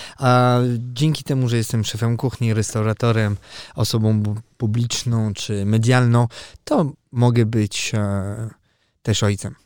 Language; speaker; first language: Polish; early bilingual, heritage; Polish